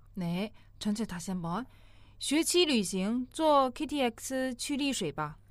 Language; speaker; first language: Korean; non-native, fluent; Chinese